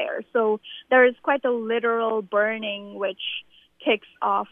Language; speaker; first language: English; non-native, local second language; Bangla